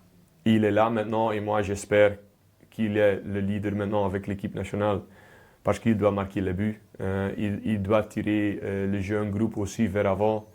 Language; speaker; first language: French; non-native, local second language; Dutch